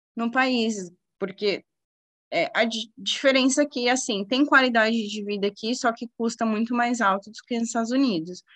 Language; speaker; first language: Portuguese; native; Portuguese